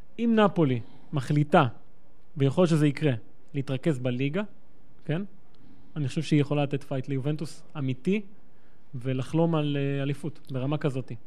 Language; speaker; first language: Hebrew; native; Hebrew